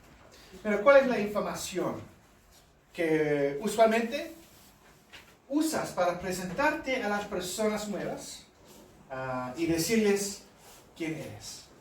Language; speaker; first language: Spanish; non-native, fluent; English